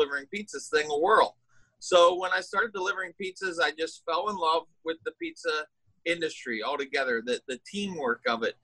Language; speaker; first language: English; native; English